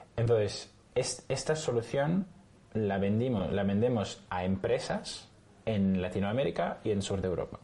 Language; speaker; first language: Spanish; non-native, fluent; French